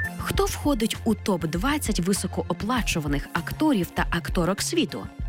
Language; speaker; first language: Ukrainian; native; Ukrainian